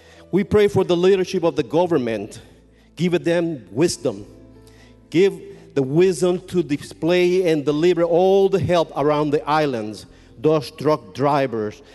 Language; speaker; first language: English; non-native, fluent; Spanish